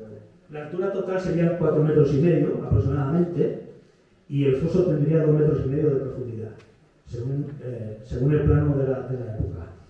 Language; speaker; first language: Spanish; native; Spanish